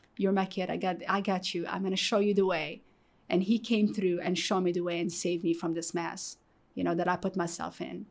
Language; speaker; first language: English; early bilingual, other home language; Arabic